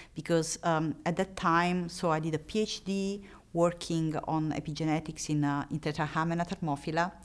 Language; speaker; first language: English; non-native, fluent; Italian